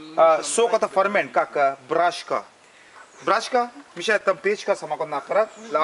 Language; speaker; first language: Russian; non-native, learner; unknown